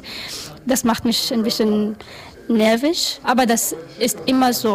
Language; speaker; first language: German; non-native, learner; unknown